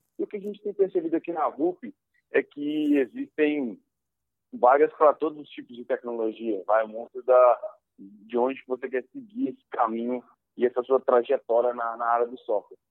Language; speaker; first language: Portuguese; native; Portuguese